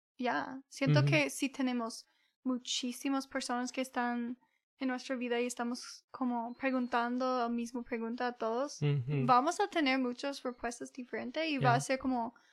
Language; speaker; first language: Spanish; early bilingual, heritage; English